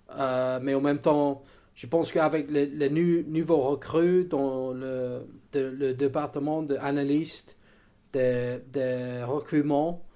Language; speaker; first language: French; non-native, learner; English